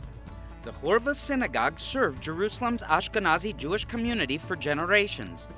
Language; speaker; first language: English; native; English